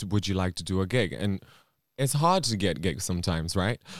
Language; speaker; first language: English; non-native, fluent; Romanian